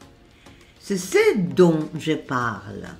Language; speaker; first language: French; non-native, fluent; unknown